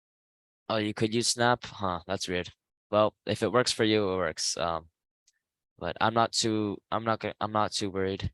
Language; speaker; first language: English; native; English